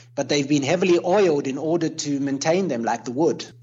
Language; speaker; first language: English; native; English